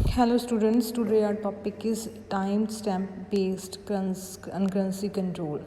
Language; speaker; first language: English; non-native, local second language; Punjabi